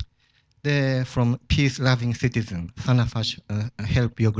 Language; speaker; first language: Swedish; non-native, fluent; Japanese